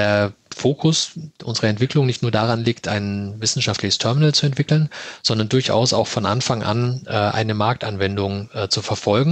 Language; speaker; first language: German; native; German